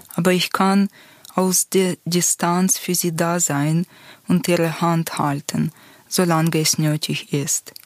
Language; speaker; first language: German; non-native, fluent; Ukrainian